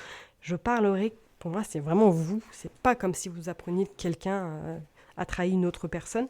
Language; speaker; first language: French; native; French